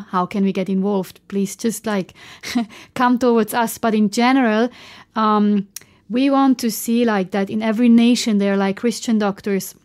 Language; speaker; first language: English; non-native, fluent; German